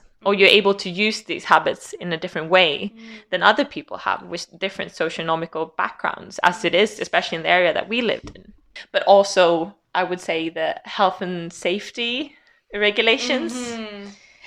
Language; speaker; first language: English; non-native, fluent; Swedish